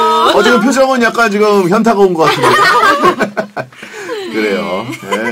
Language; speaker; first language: Korean; native; Korean